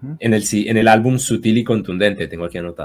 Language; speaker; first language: Spanish; native; Spanish